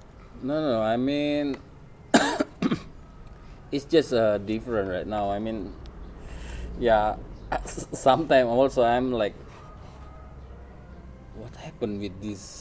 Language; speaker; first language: English; non-native, learner; Indonesian